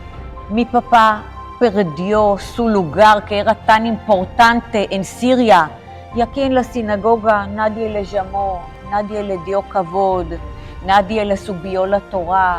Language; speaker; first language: Spanish; non-native, fluent; Hebrew